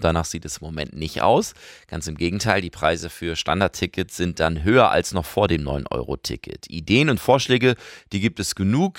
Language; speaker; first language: German; native; German